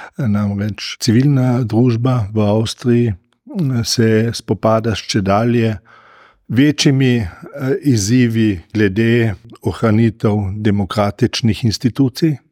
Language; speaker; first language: Slovenian; native; Slovenian